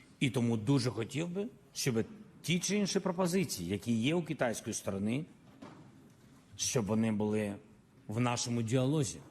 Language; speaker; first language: Ukrainian; non-native, local second language; Russian